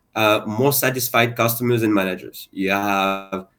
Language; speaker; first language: English; non-native, fluent; French